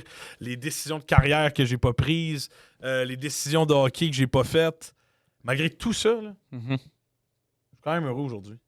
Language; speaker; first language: French; native; French